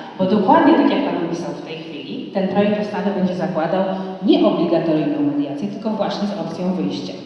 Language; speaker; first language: Polish; native; Polish